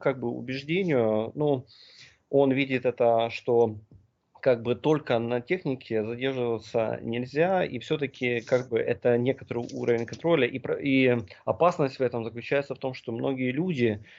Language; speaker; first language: Russian; native; Russian